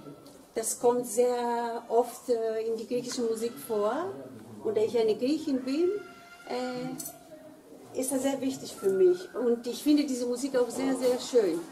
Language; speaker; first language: German; early bilingual, other home language; Greek